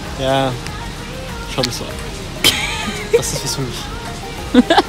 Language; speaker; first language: German; non-native, learner; Hungarian